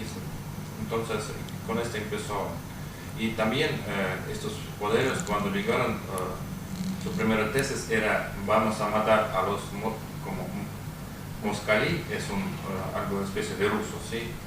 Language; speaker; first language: Spanish; non-native, fluent; Russian